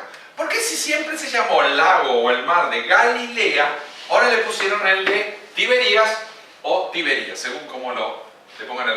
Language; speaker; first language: Spanish; native; Spanish